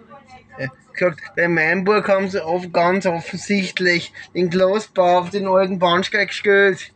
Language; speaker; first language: German; native; German